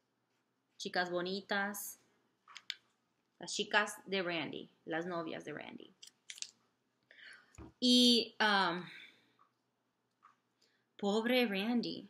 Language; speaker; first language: Spanish; non-native, fluent; English